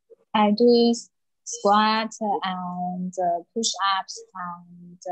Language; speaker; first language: English; non-native, learner; Chinese